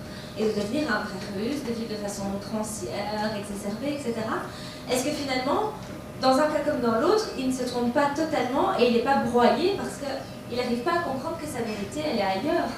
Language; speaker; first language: French; native; French